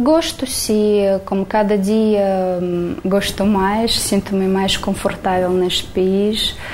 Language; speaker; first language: Portuguese; non-native, learner; Romanian